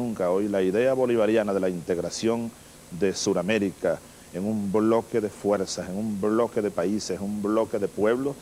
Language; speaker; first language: Spanish; native; Spanish